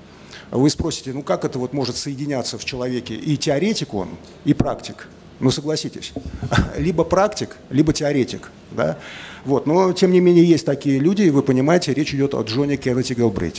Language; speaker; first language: Russian; native; Russian